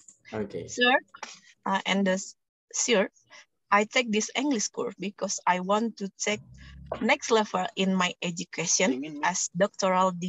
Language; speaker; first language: English; non-native, learner; Indonesian